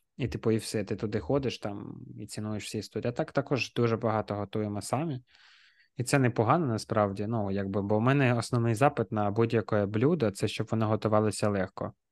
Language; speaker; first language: Ukrainian; non-native, local second language; Russian